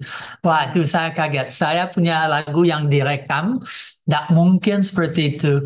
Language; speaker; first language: Indonesian; non-native, fluent; English